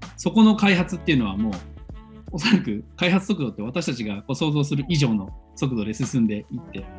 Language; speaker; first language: Japanese; native; Japanese